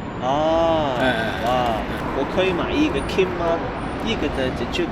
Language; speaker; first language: Chinese; non-native, learner; English